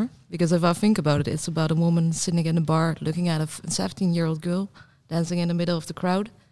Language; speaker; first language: English; non-native, fluent; Dutch